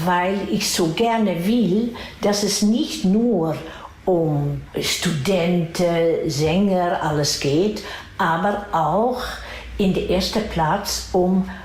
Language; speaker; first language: German; non-native, fluent; Dutch